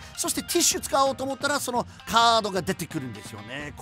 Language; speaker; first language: Japanese; non-native, fluent; English